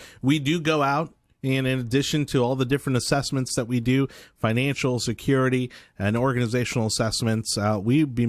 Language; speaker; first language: English; native; English